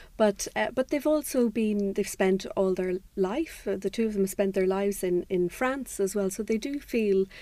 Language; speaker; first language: English; native; English